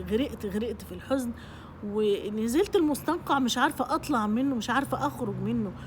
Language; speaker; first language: Arabic; native; Arabic